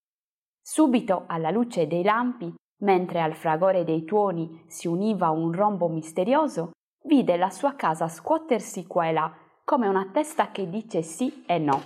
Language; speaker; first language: Italian; native; Italian